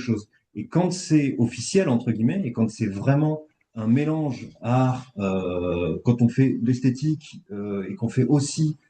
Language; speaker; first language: French; native; French